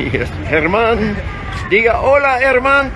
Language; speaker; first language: Spanish; non-native, learner; English